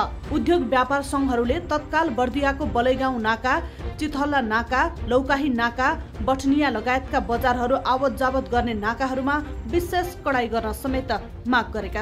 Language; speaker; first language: Nepali; native; Nepali